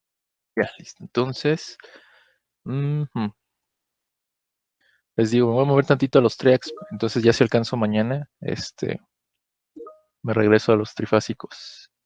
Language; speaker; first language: Spanish; native; Spanish